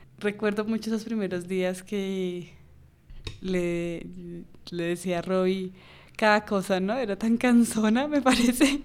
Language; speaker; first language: Spanish; native; Spanish